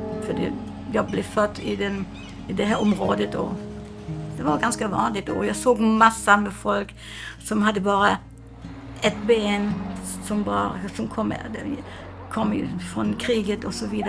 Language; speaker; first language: Swedish; non-native, fluent; German